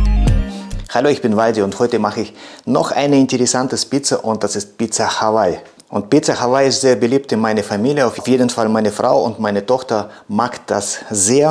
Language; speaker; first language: German; non-native, fluent; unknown